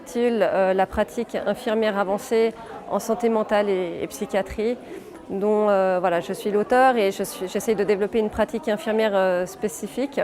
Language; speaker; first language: French; native; French